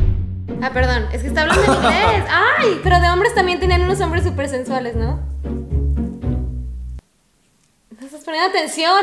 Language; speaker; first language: Spanish; native; Spanish